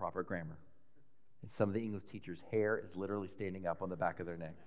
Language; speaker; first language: English; native; English